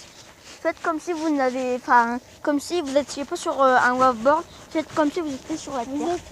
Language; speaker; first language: French; native; French